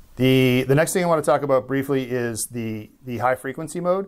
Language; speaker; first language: English; native; English